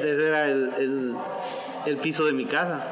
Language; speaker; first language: Spanish; native; Spanish